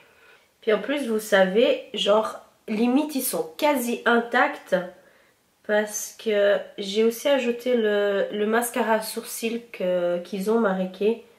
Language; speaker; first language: French; native; French